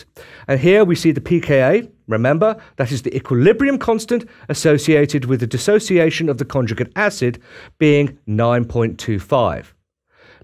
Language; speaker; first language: English; native; English